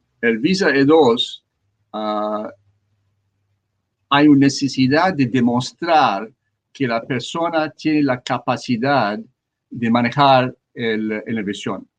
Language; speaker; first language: Spanish; non-native, learner; French